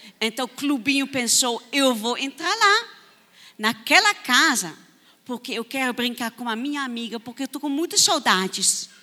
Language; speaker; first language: Portuguese; non-native, fluent; Dutch